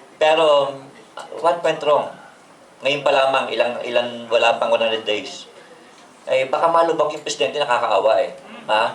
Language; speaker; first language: Filipino; native; Filipino